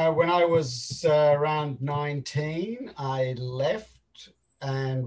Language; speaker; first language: English; native; English